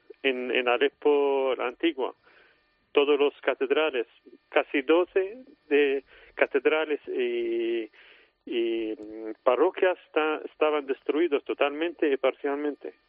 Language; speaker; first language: Spanish; non-native, fluent; Arabic